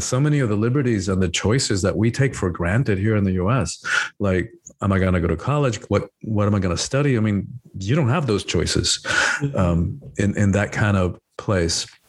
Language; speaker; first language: English; early bilingual, other home language; Spanish